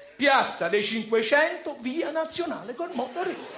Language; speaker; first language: Italian; native; Italian